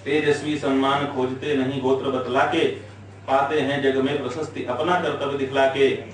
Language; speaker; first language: Hindi; non-native, local second language; Gujarati